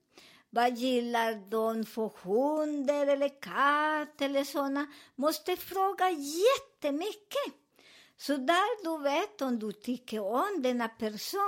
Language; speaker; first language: Swedish; non-native, learner; Spanish